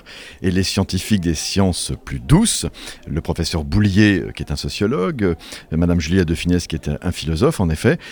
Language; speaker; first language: French; native; French